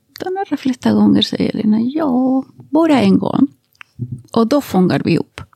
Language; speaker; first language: Swedish; non-native, fluent; Spanish